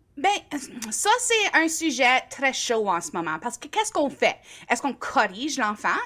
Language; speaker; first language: French; native; French